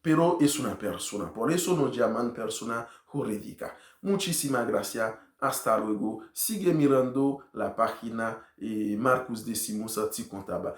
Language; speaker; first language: Spanish; non-native, learner; Haitian Creole